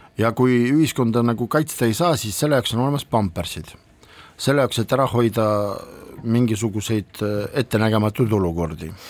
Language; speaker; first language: Estonian; non-native, local second language; Russian